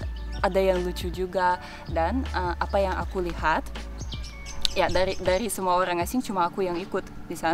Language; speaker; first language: Indonesian; non-native, fluent; Russian